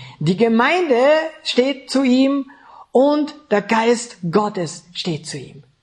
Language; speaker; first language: German; native; German